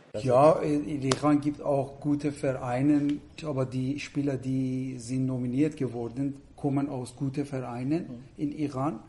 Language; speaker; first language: German; non-native, learner; Persian